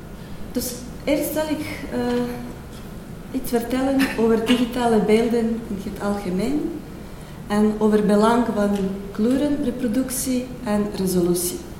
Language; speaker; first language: Dutch; non-native, fluent; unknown